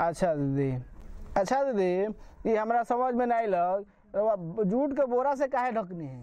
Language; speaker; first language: Bhojpuri; native; Bhojpuri